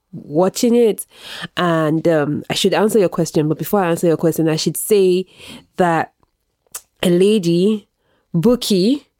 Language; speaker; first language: English; non-native, local second language; Yoruba